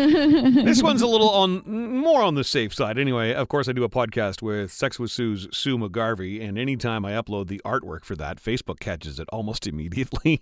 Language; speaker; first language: English; native; English